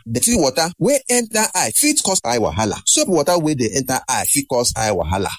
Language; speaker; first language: Nigerian Pidgin; native; Nigerian Pidgin